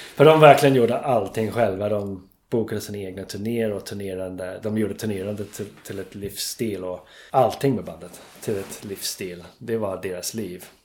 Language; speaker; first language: Swedish; non-native, fluent; English